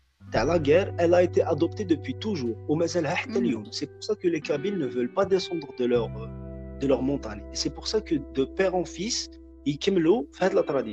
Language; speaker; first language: French; non-native, local second language; Kabyle